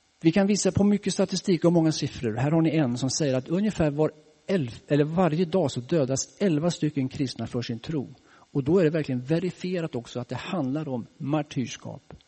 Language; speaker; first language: Swedish; native; Swedish